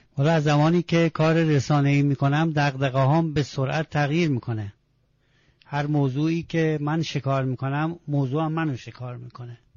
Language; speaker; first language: Persian; non-native, local second language; Azerbaijani